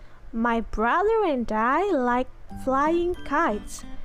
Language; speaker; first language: English; non-native, fluent; Indonesian